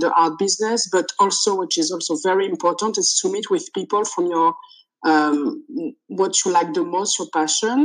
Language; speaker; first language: English; non-native, fluent; French